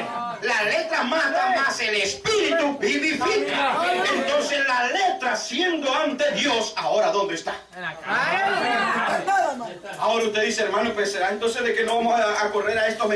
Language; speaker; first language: Spanish; native; Spanish